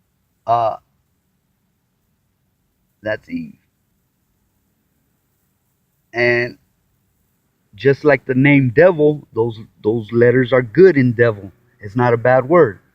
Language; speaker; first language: English; native; English